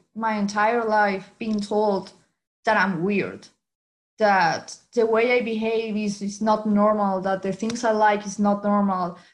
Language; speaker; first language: English; non-native, fluent; Spanish